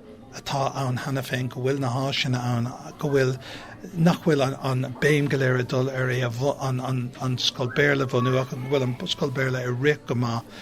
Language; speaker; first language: Irish; non-native, local second language; English